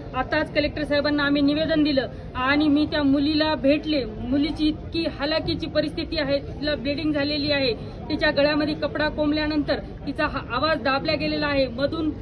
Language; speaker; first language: Marathi; non-native, local second language; Lambadi